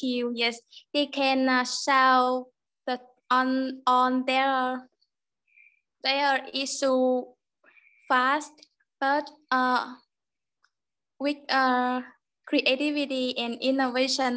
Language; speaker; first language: English; non-native, learner; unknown